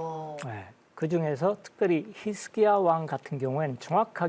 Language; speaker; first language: Korean; native; Korean